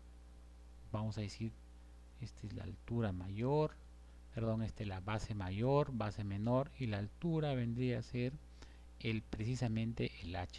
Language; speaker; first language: Spanish; native; Spanish